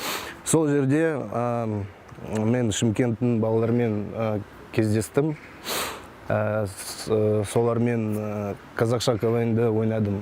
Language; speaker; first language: Kazakh; non-native, local second language; Russian